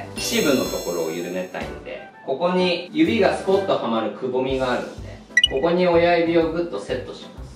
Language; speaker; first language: Japanese; native; Japanese